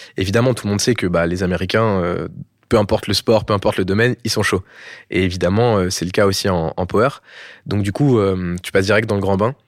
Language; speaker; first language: French; native; French